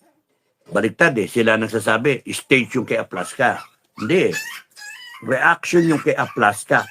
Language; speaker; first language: Filipino; native; Filipino